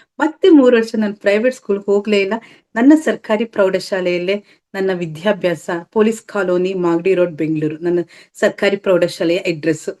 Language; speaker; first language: Kannada; native; Kannada